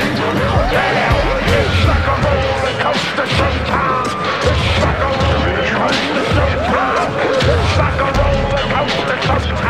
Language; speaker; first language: English; native; English